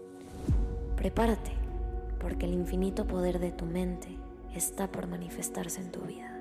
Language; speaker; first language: Spanish; native; Spanish